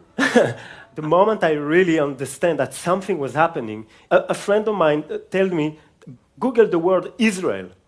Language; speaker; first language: English; non-native, fluent; Hebrew